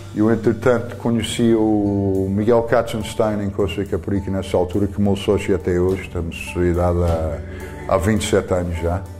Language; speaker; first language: Portuguese; non-native, fluent; English